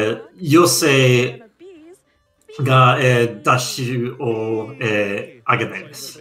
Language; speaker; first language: Japanese; non-native, learner; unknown